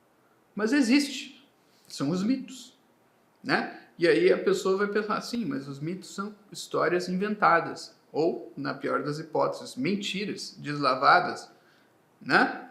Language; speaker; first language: Portuguese; native; Portuguese